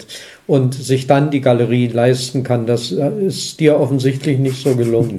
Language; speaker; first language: German; native; German